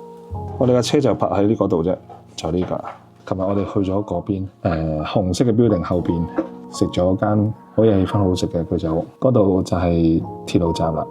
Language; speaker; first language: Cantonese; native; Cantonese